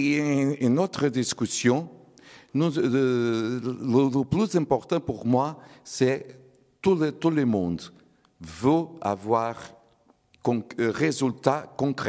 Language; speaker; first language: French; non-native, learner; Portuguese